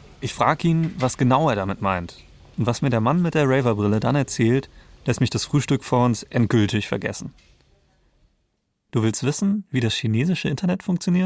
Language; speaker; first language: German; native; German